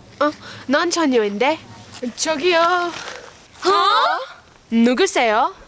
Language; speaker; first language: Korean; non-native, learner; English